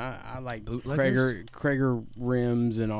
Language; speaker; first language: English; native; English